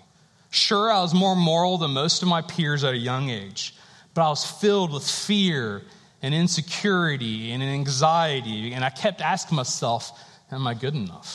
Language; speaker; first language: English; native; English